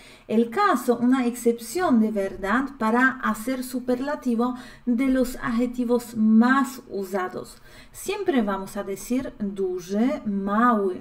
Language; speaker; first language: Spanish; non-native, fluent; Polish